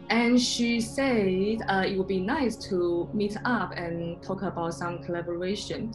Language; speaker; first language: English; non-native, fluent; Chinese